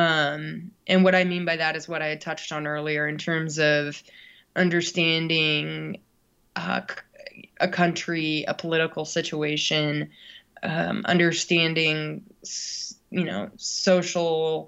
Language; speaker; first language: English; native; English